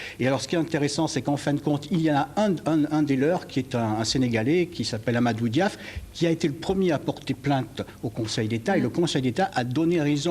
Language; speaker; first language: French; native; French